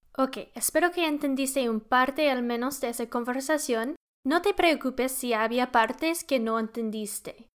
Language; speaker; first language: Spanish; non-native, learner; English